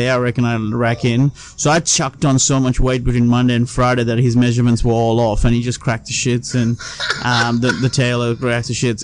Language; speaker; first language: English; non-native, local second language; Sinhala